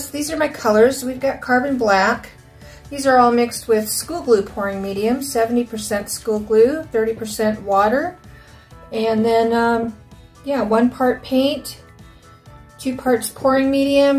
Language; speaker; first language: English; native; English